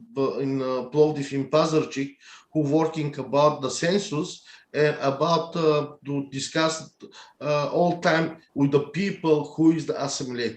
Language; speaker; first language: English; non-native, learner; Bulgarian